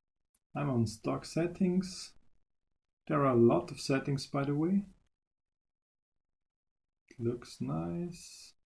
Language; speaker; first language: English; non-native, fluent; German